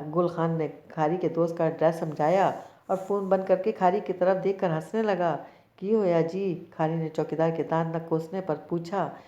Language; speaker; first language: Urdu; native; Urdu